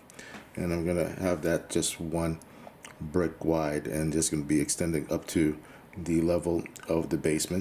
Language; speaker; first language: English; native; English